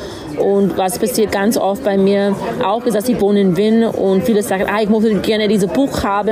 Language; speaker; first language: German; non-native, learner; English